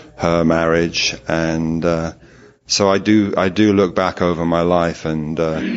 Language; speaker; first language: English; native; English